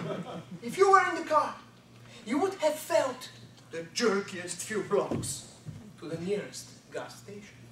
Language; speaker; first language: English; non-native, fluent; Bulgarian